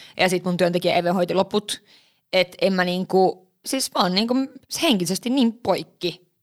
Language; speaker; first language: Finnish; early bilingual, heritage; Finnish